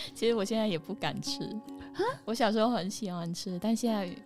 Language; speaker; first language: Chinese; non-native, fluent; Vietnamese